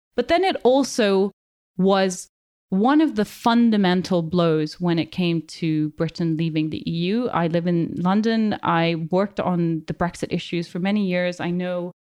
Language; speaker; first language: English; non-native, local second language; German